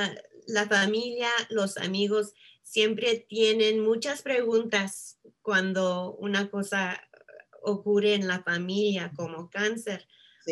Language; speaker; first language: Spanish; early bilingual, heritage; Spanish